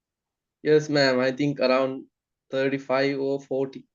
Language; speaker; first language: English; non-native, learner; Sinhala